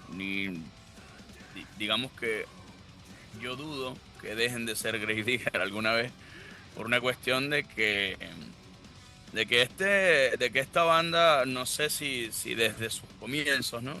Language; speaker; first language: Spanish; native; Spanish